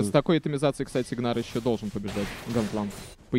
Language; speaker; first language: Russian; native; Russian